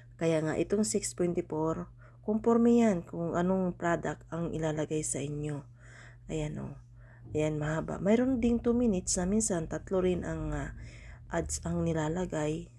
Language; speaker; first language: Filipino; native; Filipino